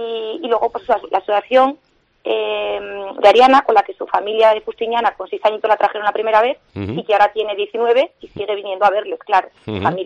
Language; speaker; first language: Spanish; native; Spanish